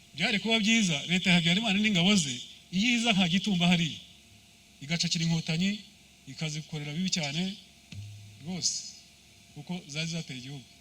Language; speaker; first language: Kinyarwanda; early bilingual, heritage; Kinyarwanda